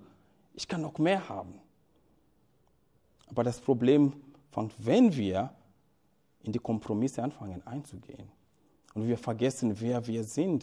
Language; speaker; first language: German; non-native, fluent; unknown